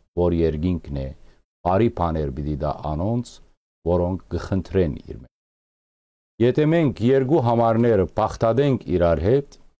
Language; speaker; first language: Armenian; early bilingual, heritage; Armenian